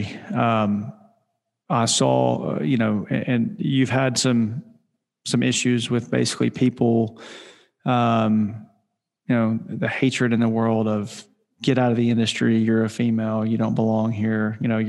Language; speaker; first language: English; native; English